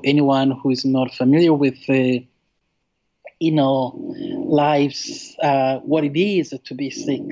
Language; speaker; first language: English; non-native, fluent; Rundi